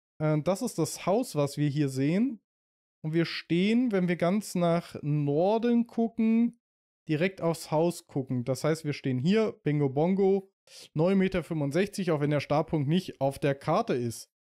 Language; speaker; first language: German; native; German